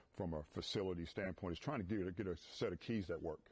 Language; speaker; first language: English; native; English